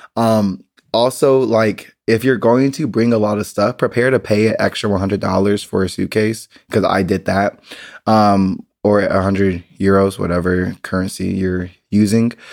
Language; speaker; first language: English; native; English